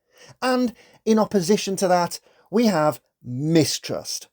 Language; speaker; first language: English; native; English